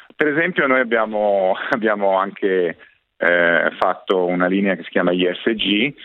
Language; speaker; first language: Italian; native; Italian